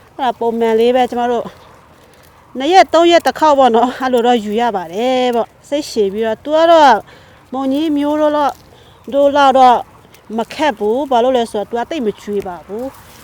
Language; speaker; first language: Burmese; non-native, local second language; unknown